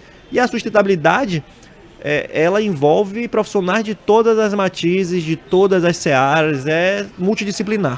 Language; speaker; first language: Portuguese; native; Portuguese